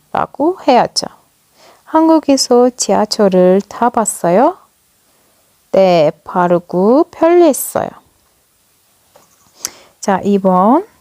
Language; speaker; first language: Korean; non-native, fluent; Turkish